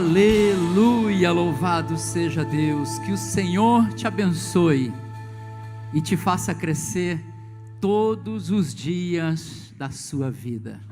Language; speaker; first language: Portuguese; native; Portuguese